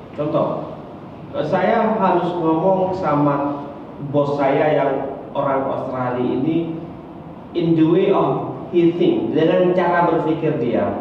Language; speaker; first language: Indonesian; non-native, local second language; Achinese